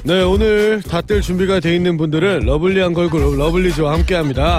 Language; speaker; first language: Korean; native; Korean